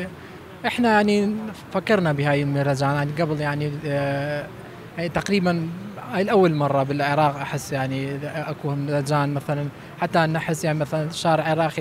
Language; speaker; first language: Arabic; non-native, local second language; Kurdish